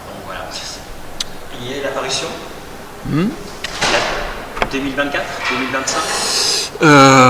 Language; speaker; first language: French; native; French